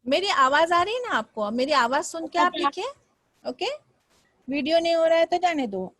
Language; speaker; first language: Hindi; non-native, local second language; Marathi